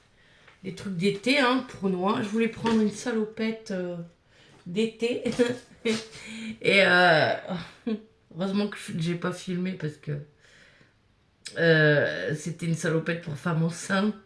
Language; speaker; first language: French; native; French